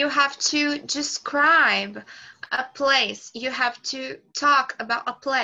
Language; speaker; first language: English; non-native, fluent; Portuguese